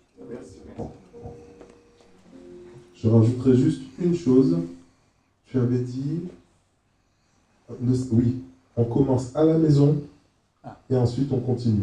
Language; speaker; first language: French; native; French